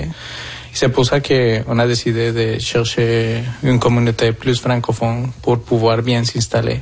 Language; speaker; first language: French; non-native, fluent; Spanish